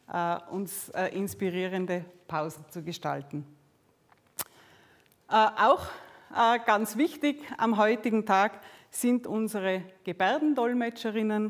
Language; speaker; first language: German; native; German